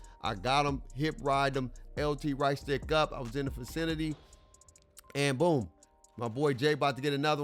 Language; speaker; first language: English; native; English